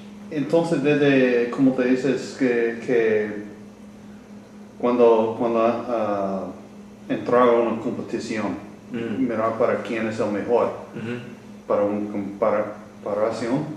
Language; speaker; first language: Spanish; non-native, learner; English